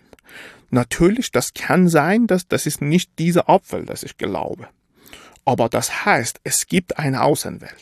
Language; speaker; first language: German; non-native, fluent; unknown